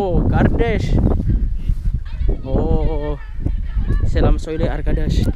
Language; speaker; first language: Turkish; non-native, learner; Indonesian